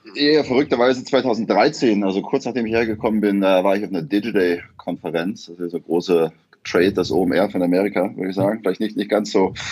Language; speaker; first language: German; native; German